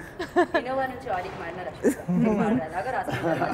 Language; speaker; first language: Telugu; native; Telugu